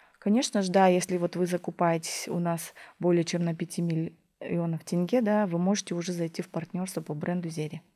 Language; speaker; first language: Russian; native; Russian